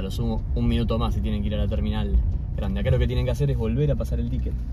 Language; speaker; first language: Spanish; native; Spanish